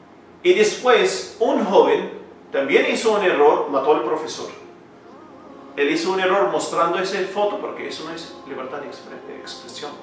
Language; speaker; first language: Spanish; non-native, fluent; Arabic